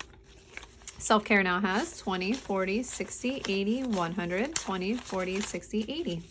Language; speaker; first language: English; native; English